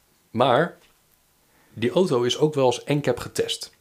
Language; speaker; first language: Dutch; native; Dutch